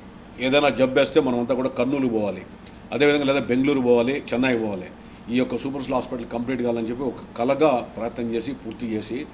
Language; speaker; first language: Telugu; native; Telugu